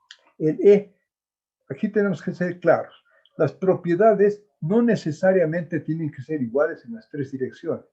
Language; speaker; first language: Spanish; native; Spanish